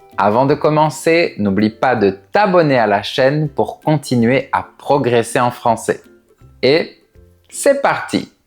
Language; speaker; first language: French; native; French